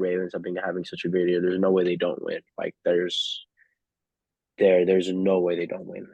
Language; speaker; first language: English; native; English